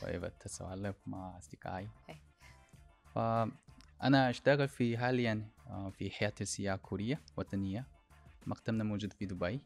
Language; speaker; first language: Arabic; non-native, learner; Korean